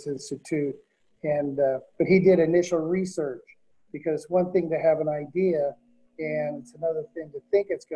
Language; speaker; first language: English; native; English